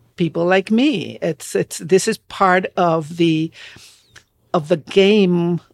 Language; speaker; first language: English; non-native, fluent; Spanish